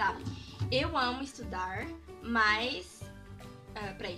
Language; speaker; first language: Portuguese; early bilingual, heritage; Portuguese